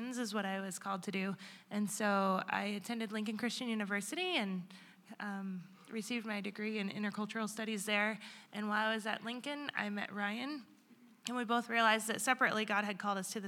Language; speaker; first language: English; native; English